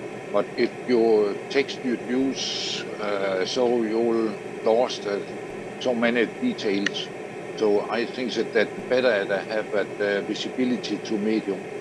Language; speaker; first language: English; non-native, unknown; Danish